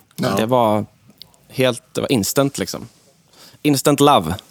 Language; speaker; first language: Swedish; native; Swedish